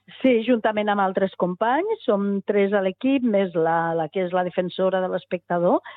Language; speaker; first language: Catalan; native; Catalan